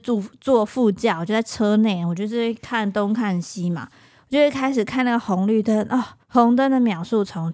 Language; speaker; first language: Chinese; native; Chinese